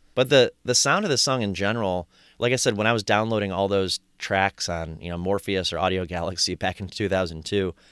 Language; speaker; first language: English; native; English